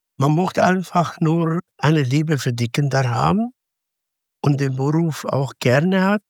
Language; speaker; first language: German; non-native, fluent; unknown